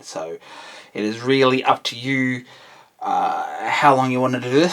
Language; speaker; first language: English; native; English